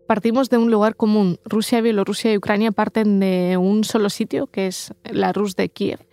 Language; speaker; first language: Spanish; early bilingual, other home language; Russian